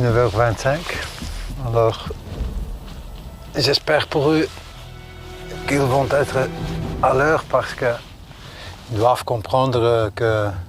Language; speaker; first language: French; non-native, local second language; Dutch